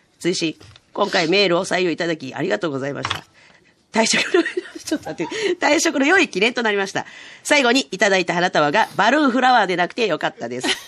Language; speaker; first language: Japanese; native; Japanese